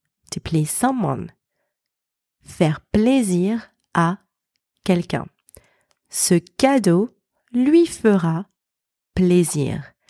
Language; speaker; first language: French; native; French